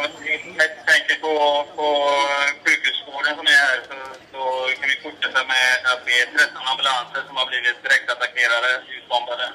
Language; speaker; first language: Swedish; native; Swedish